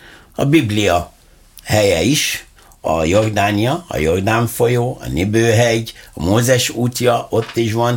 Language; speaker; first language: Hungarian; non-native, fluent; Arabic